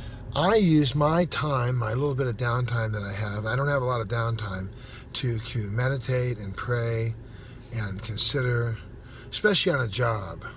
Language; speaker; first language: English; native; English